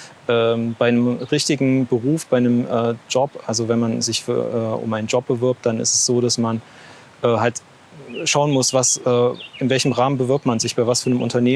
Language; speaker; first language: German; native; German